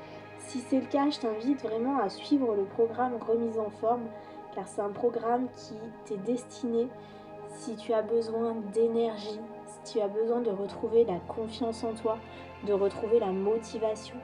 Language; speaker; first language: French; native; French